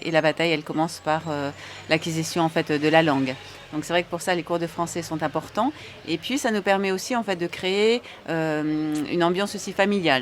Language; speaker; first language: French; native; French